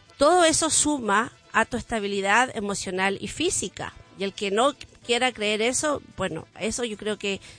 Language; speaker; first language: Spanish; native; Spanish